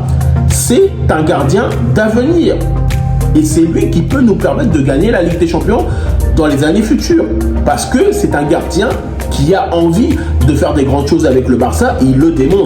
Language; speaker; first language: French; native; French